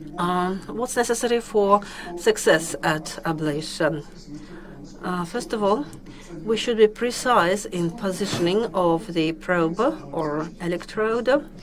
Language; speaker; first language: English; non-native, fluent; Russian